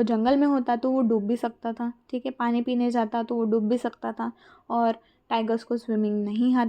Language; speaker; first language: Hindi; native; Hindi